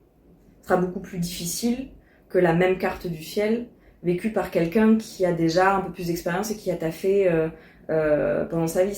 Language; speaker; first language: French; native; French